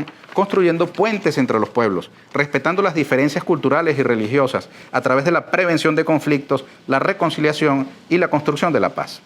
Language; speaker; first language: Spanish; native; Spanish